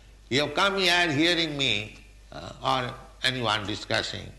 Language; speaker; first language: English; non-native, local second language; Bangla